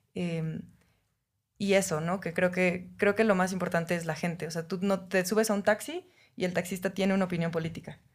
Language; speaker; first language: Spanish; native; Spanish